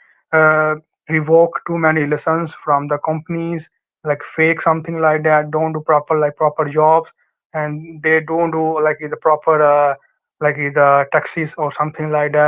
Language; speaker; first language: English; non-native, learner; Urdu